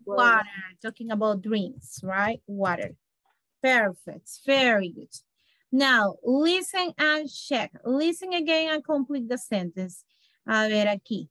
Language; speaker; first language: English; non-native, learner; Spanish